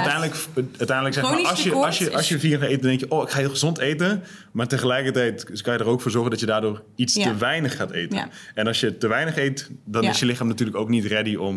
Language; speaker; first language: Dutch; native; Dutch